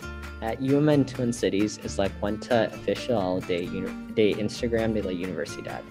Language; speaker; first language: Spanish; non-native, learner; English